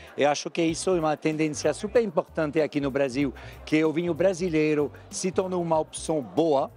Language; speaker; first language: Portuguese; non-native, fluent; French